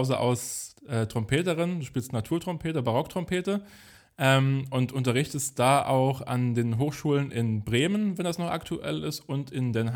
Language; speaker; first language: German; native; German